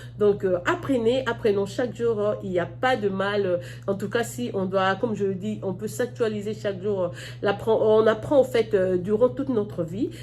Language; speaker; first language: French; non-native, local second language; Lingala